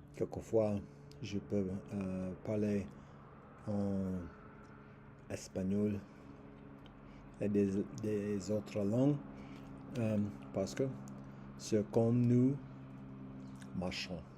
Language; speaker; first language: French; non-native, learner; English